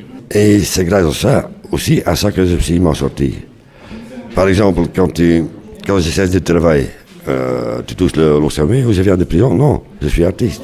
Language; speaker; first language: French; non-native, local second language; Dutch